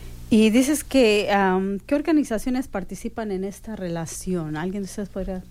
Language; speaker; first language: Spanish; native; Spanish